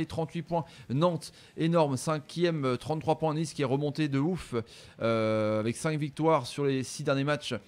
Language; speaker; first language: French; native; French